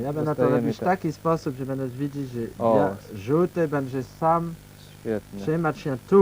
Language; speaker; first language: Polish; non-native, learner; Chinese